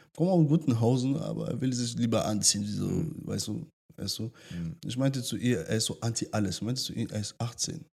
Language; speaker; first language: German; early bilingual, other home language; French